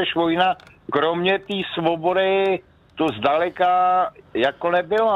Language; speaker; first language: Czech; native; Czech